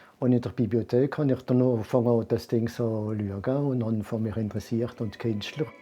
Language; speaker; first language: German; non-native, local second language; Swiss German